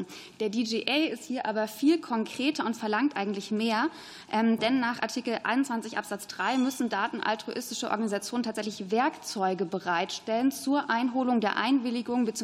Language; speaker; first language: German; native; German